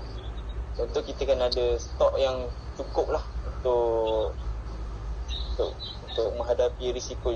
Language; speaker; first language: Malay; native; Malay